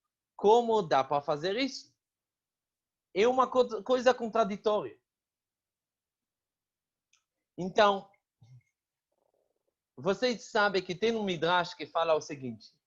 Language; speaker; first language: Portuguese; non-native, fluent; Hebrew